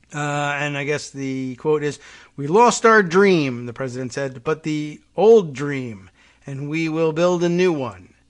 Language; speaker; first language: English; native; English